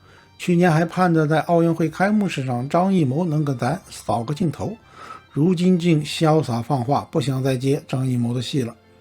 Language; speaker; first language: Chinese; native; Chinese